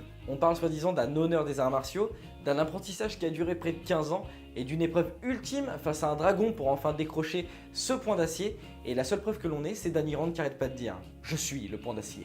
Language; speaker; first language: French; native; French